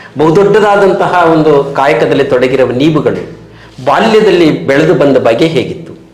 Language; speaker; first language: Kannada; native; Kannada